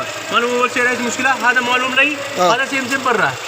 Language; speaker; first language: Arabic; non-native, learner; Hindi